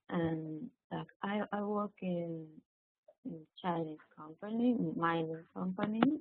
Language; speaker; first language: English; non-native, learner; Tuvinian